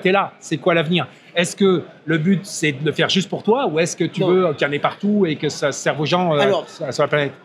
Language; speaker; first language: French; native; French